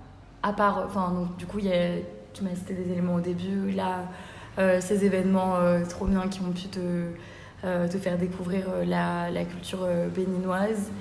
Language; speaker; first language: French; native; French